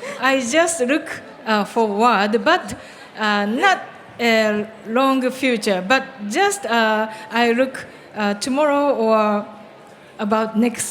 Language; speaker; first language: English; non-native, learner; Japanese